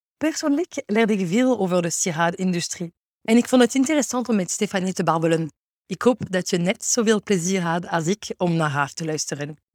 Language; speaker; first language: Dutch; non-native, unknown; French